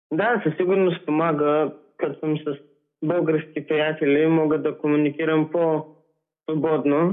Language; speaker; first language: Bulgarian; early bilingual, heritage; Bulgarian